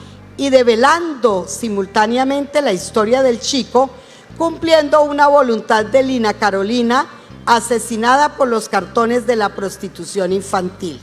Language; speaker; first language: Spanish; native; Spanish